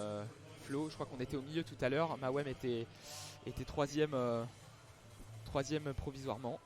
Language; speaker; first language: French; native; French